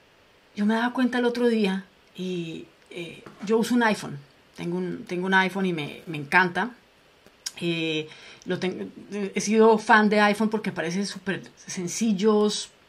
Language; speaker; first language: Spanish; native; Spanish